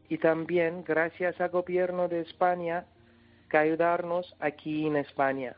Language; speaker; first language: Spanish; non-native, learner; Persian